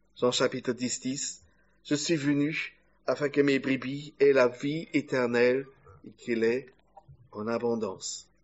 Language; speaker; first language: French; non-native, fluent; German